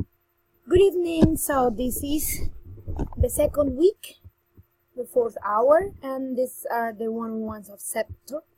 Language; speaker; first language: English; non-native, fluent; Spanish